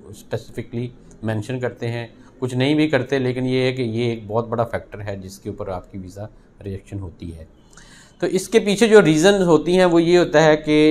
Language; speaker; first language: Urdu; non-native, local second language; Punjabi